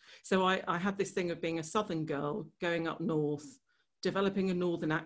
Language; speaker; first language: English; native; English